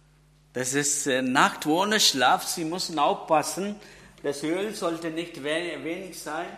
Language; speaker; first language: German; non-native, learner; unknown